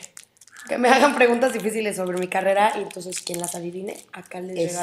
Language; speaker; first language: Spanish; native; Spanish